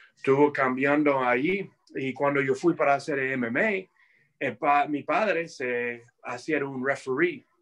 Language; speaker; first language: Spanish; early bilingual, heritage; Spanish